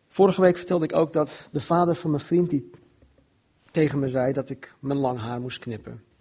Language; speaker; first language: Dutch; non-native, fluent; English